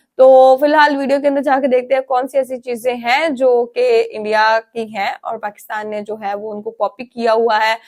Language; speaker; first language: Urdu; non-native, local second language; Punjabi